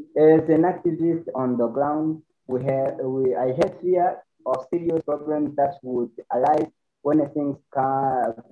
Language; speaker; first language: English; non-native, learner; Rundi